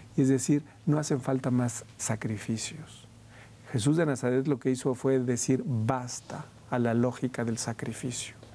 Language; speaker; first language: Spanish; native; Spanish